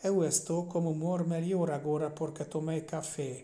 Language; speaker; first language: Portuguese; non-native, learner; Hungarian